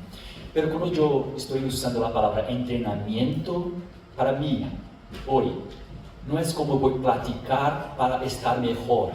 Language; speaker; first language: Spanish; non-native, fluent; Portuguese